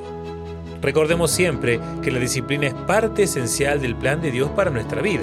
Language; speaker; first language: Spanish; native; Spanish